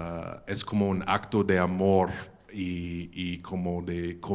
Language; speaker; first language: Spanish; non-native, fluent; English